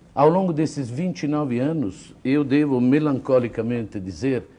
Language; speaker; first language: Portuguese; non-native, fluent; Italian